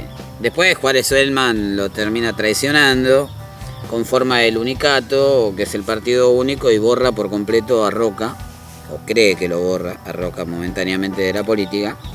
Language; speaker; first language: Spanish; native; Spanish